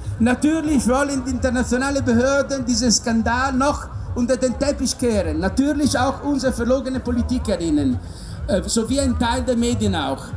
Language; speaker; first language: German; non-native, learner; Italian